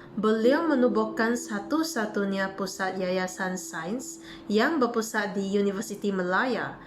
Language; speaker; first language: Malay; non-native, local second language; Chinese